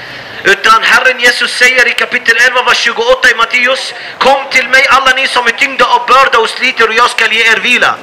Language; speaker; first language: Swedish; non-native, fluent; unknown